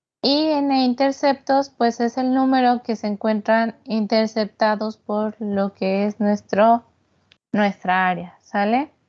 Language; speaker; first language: Spanish; native; Spanish